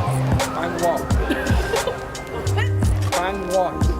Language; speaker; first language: English; native; English